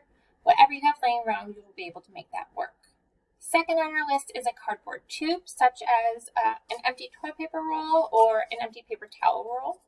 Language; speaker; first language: English; native; English